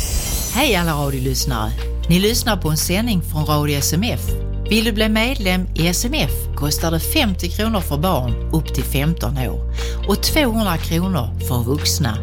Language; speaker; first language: Swedish; native; Swedish